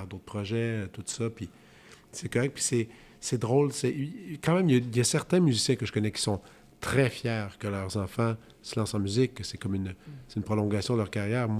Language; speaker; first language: French; native; French